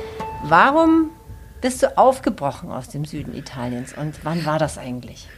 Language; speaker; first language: German; native; German